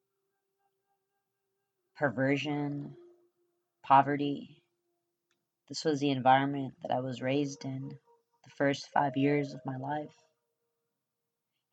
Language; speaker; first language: English; early bilingual, other home language; Spanish